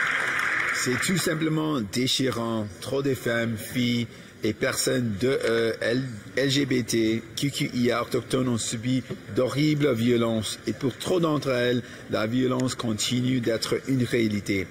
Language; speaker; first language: French; non-native, local second language; English